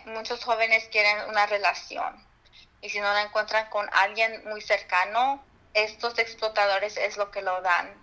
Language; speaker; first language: Spanish; early bilingual, heritage; Spanish